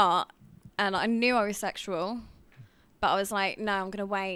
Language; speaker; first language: English; native; English